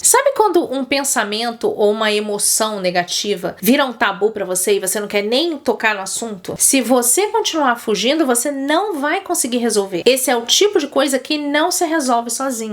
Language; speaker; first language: Portuguese; native; Portuguese